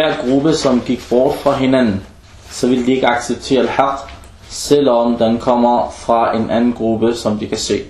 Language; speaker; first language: Danish; early bilingual, other home language; Arabic